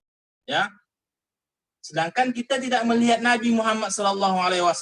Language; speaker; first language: Indonesian; native; Indonesian